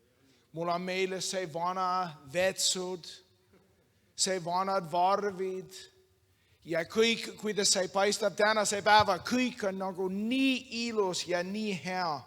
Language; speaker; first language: Estonian; non-native, learner; English